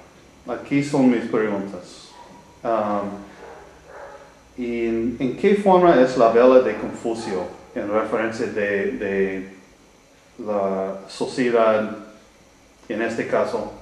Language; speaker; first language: Spanish; non-native, learner; English